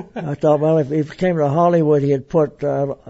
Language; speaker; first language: English; native; English